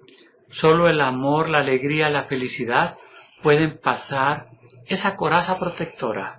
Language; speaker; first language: Spanish; native; Spanish